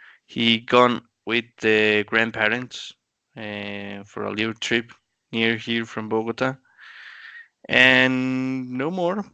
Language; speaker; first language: English; non-native, learner; Spanish